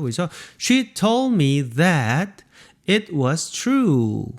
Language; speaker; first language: English; non-native, fluent; Korean